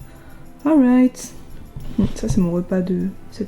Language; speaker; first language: French; native; French